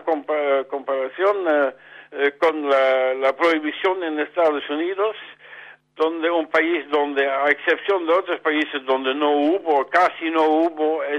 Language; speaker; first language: Spanish; non-native, fluent; Dutch